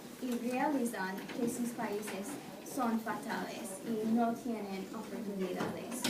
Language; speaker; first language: Spanish; non-native, learner; English